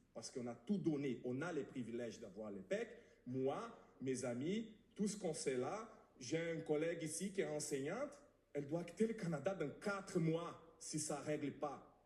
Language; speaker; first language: French; non-native, fluent; Portuguese